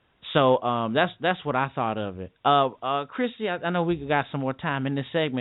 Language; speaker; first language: English; native; English